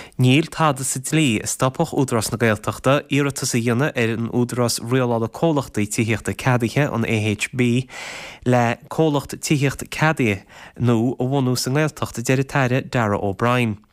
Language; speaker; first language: Irish; native; Irish